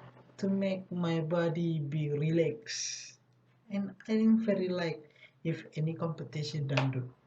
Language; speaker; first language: English; non-native, learner; Indonesian